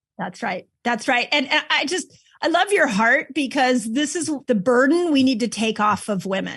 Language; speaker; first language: English; native; English